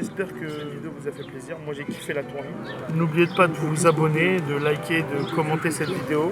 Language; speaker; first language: French; native; French